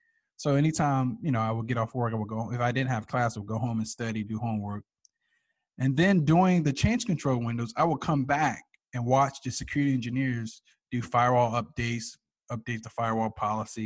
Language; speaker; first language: English; native; English